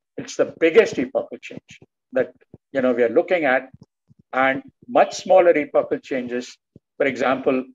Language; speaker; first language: English; non-native, local second language; Telugu